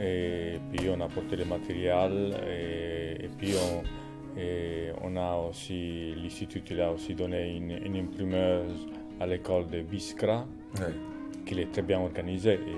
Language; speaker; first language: French; non-native, fluent; Italian